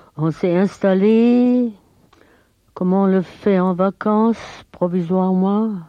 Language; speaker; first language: French; non-native, fluent; German